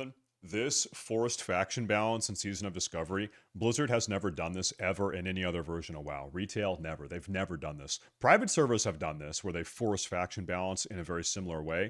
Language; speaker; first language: English; native; English